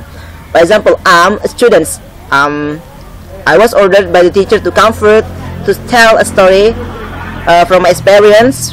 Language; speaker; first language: English; non-native, learner; Indonesian